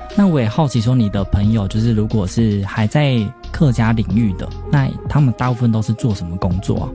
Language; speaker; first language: Chinese; native; Chinese